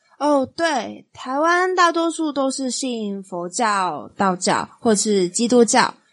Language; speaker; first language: Chinese; native; Chinese